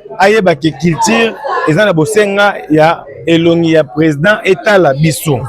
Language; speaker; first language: Lingala; non-native, local second language; Kongo